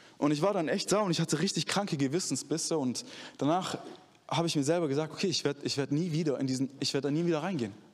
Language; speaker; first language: German; early bilingual, other home language; Arabic